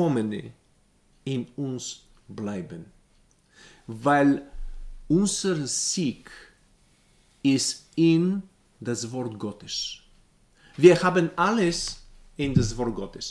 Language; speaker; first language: German; non-native, learner; Bulgarian